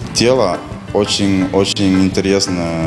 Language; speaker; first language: Russian; non-native, fluent; Spanish